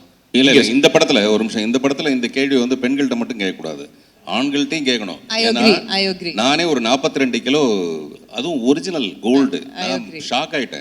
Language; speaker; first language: Tamil; native; Tamil